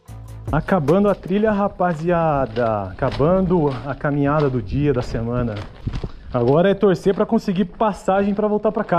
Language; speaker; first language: Portuguese; native; Portuguese